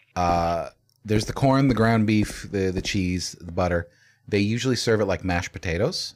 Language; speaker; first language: English; native; English